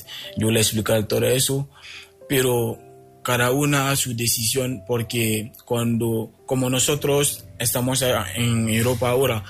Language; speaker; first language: Spanish; non-native, fluent; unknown